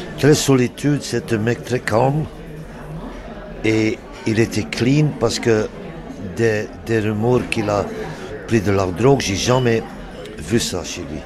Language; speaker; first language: French; non-native, local second language; Dutch